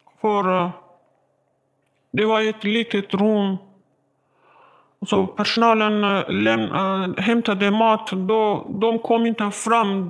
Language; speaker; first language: Swedish; non-native, learner; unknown